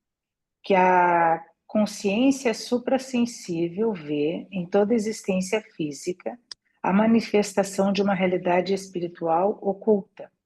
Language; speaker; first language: Portuguese; native; Portuguese